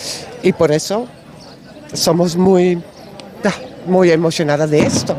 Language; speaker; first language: Spanish; non-native, learner; Dutch